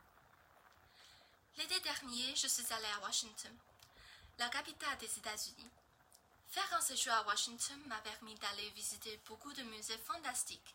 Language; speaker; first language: French; non-native, learner; Chinese